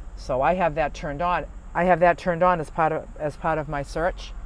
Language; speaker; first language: English; native; English